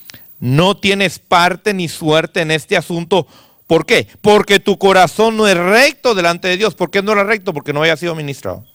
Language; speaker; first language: Spanish; native; Spanish